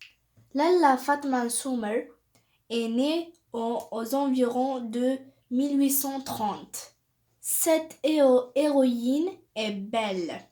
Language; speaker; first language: French; non-native, local second language; Arabic